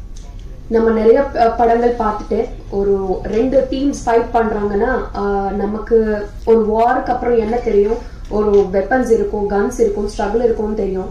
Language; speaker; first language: Tamil; non-native, learner; Telugu